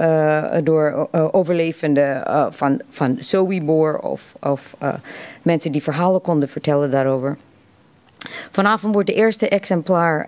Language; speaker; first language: Dutch; non-native, fluent; English